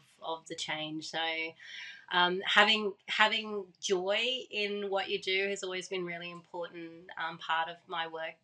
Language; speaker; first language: English; early bilingual, other home language; Thai